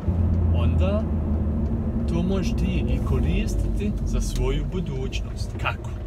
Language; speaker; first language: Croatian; early bilingual, heritage; Croatian